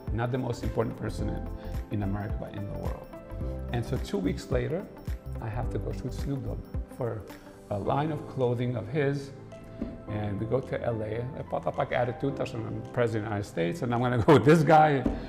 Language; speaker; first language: English; non-native, fluent; Albanian